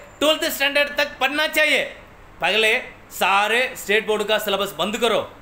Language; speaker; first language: Hindi; non-native, local second language; Tamil